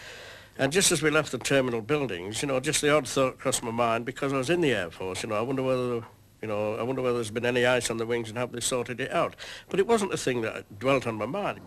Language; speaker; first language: English; native; English